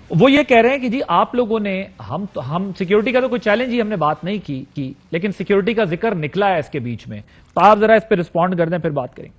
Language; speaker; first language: Urdu; native; Urdu